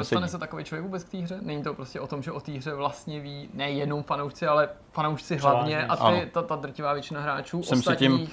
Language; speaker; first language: Czech; native; Czech